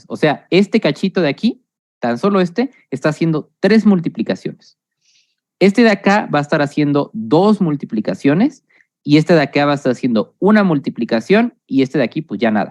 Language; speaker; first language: Spanish; native; Spanish